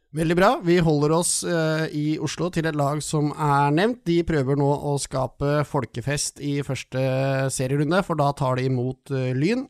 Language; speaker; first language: Norwegian; native; Norwegian